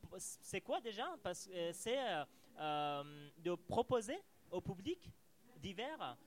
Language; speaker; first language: French; non-native, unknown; Persian